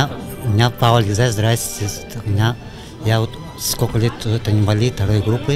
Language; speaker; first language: Russian; non-native, local second language; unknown